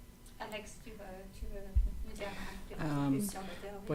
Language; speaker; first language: French; non-native, fluent; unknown